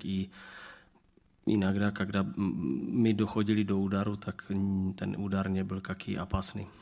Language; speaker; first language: Russian; non-native, learner; Czech